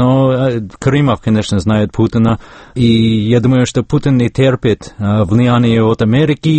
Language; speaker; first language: Russian; non-native, fluent; English